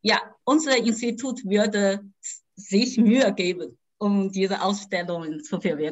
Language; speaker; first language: German; non-native, fluent; Chinese